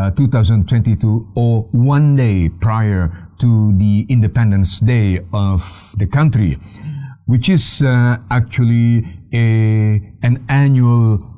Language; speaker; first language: English; non-native, fluent; Indonesian